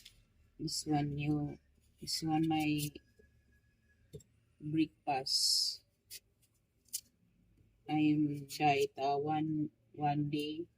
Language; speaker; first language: English; non-native, learner; Filipino